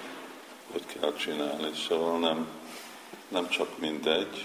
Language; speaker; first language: Hungarian; non-native, fluent; English